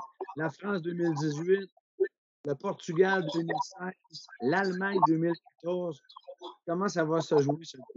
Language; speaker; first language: French; native; French